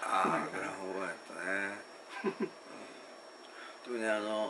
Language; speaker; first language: Japanese; native; Japanese